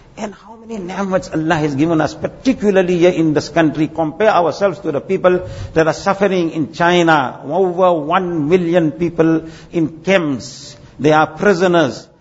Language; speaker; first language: English; native; English